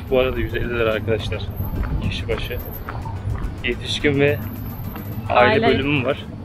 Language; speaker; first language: Turkish; native; Turkish